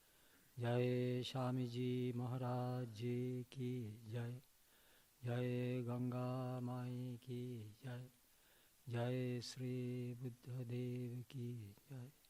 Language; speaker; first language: Japanese; non-native, fluent; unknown